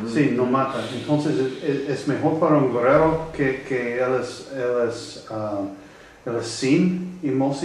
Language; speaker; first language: Spanish; non-native, learner; English